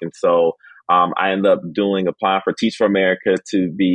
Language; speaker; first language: English; native; English